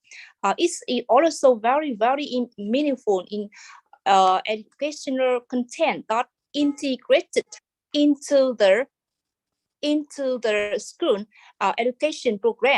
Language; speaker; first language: English; non-native, fluent; Vietnamese